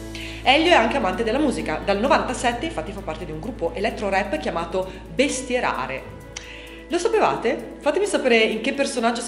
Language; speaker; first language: Italian; native; Italian